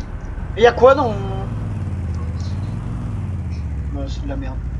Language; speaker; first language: French; native; French